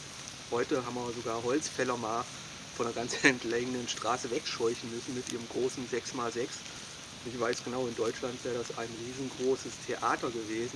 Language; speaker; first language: German; native; German